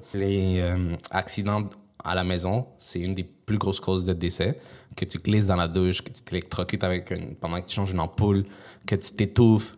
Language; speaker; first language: French; early bilingual, other home language; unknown